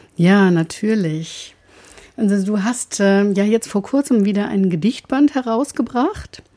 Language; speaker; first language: German; native; German